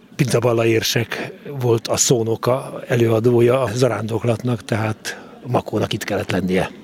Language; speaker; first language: Hungarian; native; Hungarian